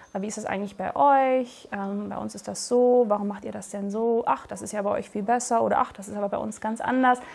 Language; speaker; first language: German; native; German